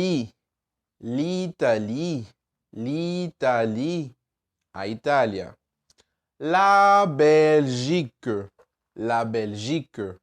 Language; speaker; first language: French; non-native, fluent; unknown